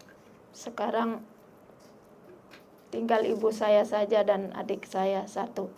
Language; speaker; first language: Indonesian; non-native, local second language; Sasak